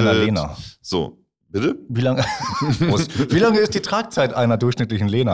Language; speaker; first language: German; native; German